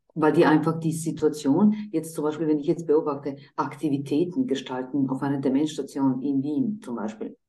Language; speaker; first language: German; non-native, fluent; Croatian